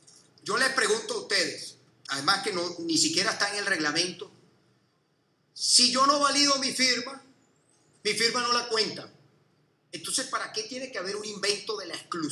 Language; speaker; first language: Spanish; native; Spanish